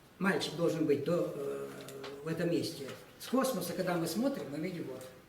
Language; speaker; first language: Russian; non-native, local second language; Ingush